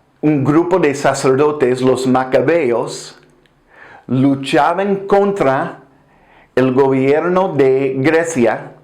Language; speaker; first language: Spanish; non-native, fluent; English